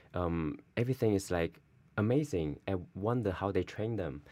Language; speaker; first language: English; non-native, learner; Chinese